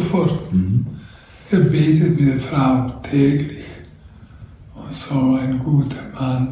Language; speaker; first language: German; non-native, learner; Croatian